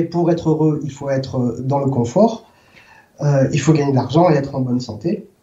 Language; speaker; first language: French; native; French